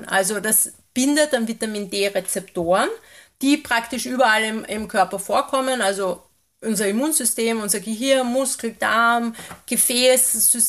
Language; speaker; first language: German; native; German